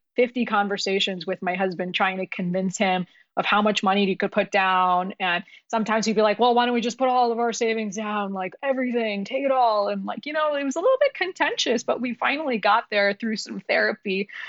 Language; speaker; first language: English; early bilingual, other home language; Urdu